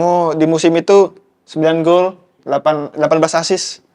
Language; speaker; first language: Indonesian; native; Indonesian